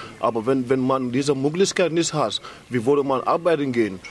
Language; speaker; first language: German; non-native, learner; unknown